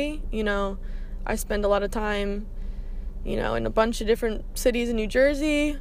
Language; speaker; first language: English; native; English